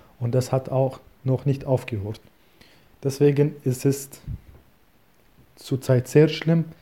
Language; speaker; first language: German; non-native, learner; Kurdish